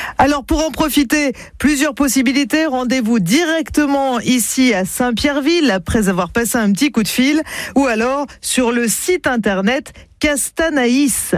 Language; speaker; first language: French; native; French